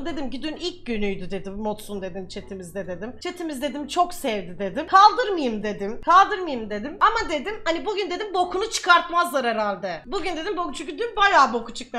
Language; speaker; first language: Turkish; native; Turkish